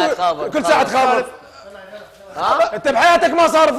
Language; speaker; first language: Arabic; native; Arabic